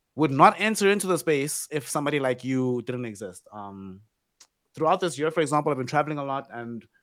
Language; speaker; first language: English; non-native, local second language; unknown